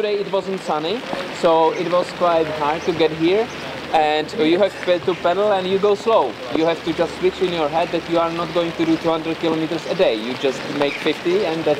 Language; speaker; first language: English; non-native, fluent; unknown